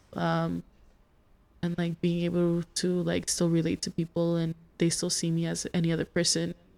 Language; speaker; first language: English; early bilingual, other home language; Spanish